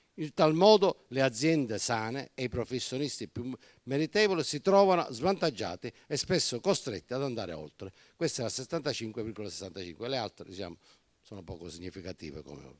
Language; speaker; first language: Italian; native; Italian